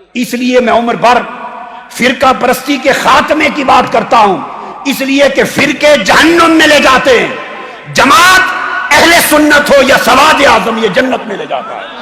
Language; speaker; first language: Urdu; native; Urdu